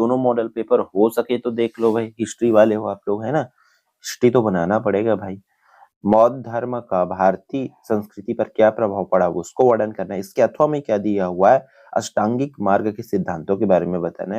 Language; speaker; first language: Hindi; native; Hindi